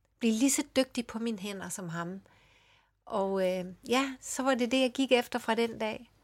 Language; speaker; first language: Danish; early bilingual, other home language; Swedish